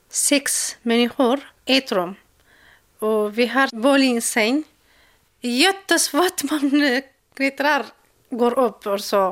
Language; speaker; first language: Swedish; non-native, learner; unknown